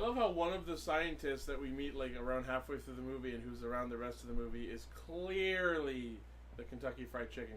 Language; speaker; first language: English; native; English